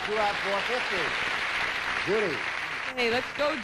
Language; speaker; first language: English; native; English